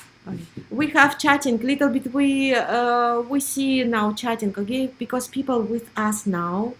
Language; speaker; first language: English; non-native, learner; Russian